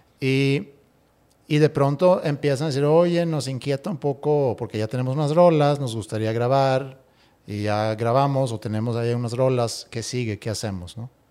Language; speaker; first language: Spanish; non-native, fluent; Swedish